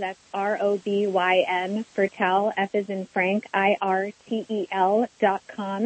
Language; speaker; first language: English; native; English